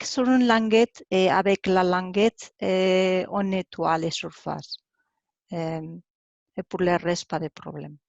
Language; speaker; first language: French; non-native, learner; Spanish